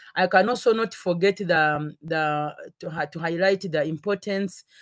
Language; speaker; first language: English; non-native, local second language; Ganda